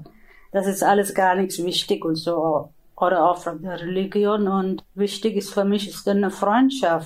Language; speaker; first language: German; non-native, fluent; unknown